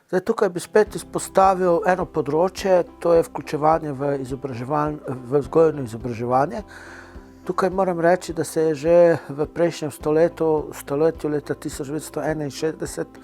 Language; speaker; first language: Slovenian; non-native, local second language; Romany